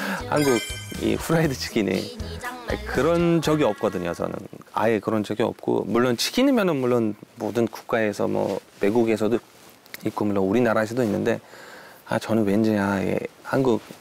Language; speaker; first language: Korean; non-native, fluent; Uzbek